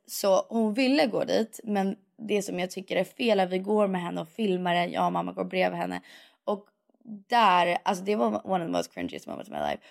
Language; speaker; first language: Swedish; early bilingual, heritage; Swedish